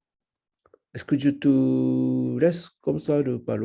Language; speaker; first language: French; non-native, learner; Japanese